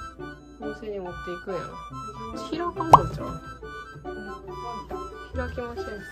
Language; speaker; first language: Japanese; native; Japanese